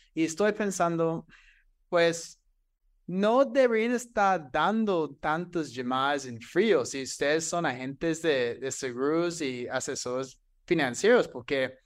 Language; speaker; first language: Spanish; non-native, fluent; English